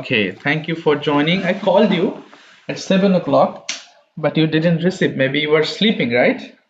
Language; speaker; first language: English; non-native, fluent; Bangla